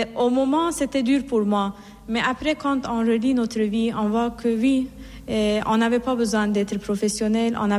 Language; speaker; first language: French; non-native, fluent; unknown